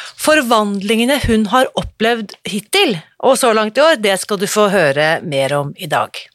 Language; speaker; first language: Norwegian; native; Norwegian